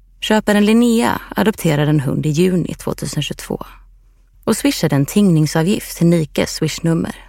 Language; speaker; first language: Swedish; native; Swedish